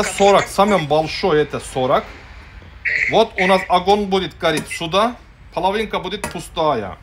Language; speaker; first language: Russian; non-native, learner; Turkish